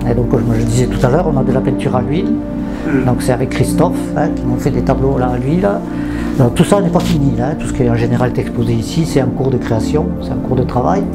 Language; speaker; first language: French; native; French